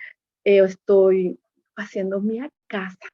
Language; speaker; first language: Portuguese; non-native, learner; Spanish